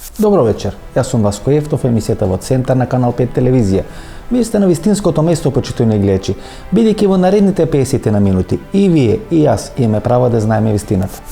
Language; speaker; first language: Macedonian; native; Macedonian